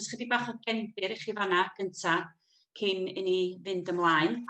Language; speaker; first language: Welsh; native; Welsh